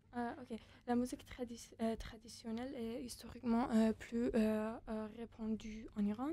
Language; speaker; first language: French; non-native, fluent; Persian